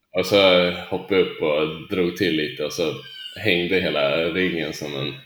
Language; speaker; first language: Swedish; native; Swedish